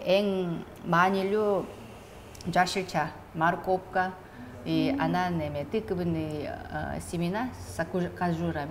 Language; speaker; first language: Kyrgyz; non-native, learner; Korean